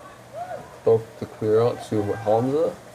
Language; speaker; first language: English; native; English